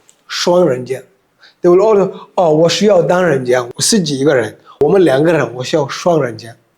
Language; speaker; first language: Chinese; non-native, fluent; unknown